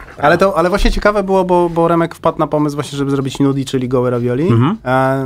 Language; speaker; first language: Polish; native; Polish